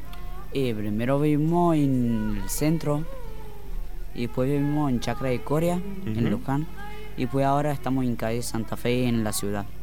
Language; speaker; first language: Spanish; non-native, learner; Arabic